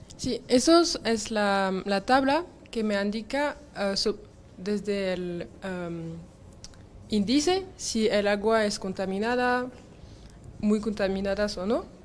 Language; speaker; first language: Spanish; non-native, learner; French